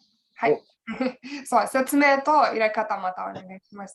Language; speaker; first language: Japanese; non-native, learner; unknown